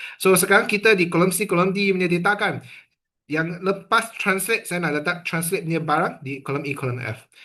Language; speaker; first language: Malay; non-native, local second language; Chinese